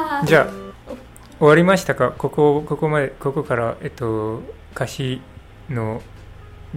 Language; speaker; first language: Japanese; non-native, learner; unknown